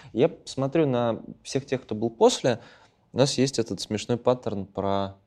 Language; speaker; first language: Russian; native; Russian